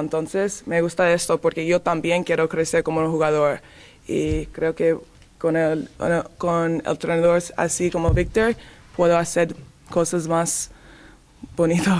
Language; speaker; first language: Spanish; non-native, learner; English